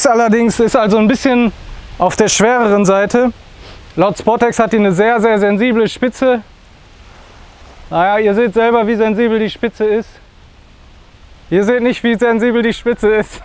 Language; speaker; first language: German; native; German